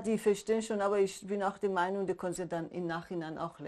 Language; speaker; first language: German; non-native, learner; Persian